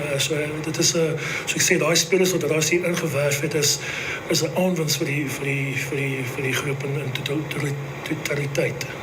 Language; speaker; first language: Afrikaans; native; Afrikaans